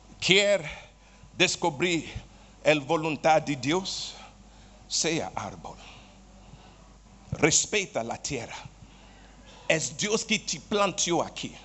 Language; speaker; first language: Spanish; non-native, learner; Portuguese